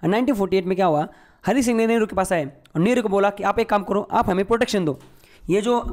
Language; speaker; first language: Hindi; non-native, local second language; Marathi